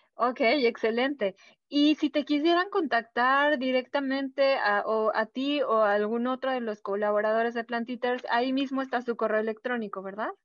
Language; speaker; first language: Spanish; native; Spanish